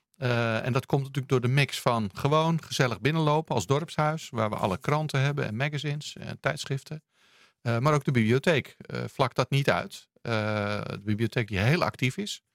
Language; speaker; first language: Dutch; native; Dutch